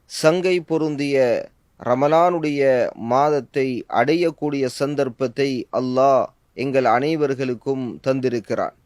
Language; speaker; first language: Tamil; native; Tamil